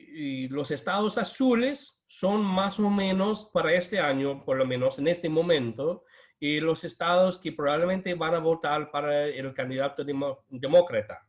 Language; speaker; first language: Spanish; non-native, fluent; English